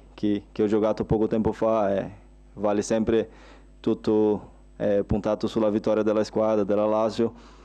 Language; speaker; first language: Italian; non-native, fluent; Portuguese